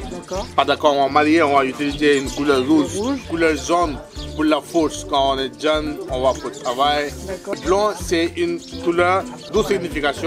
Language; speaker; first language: French; non-native, fluent; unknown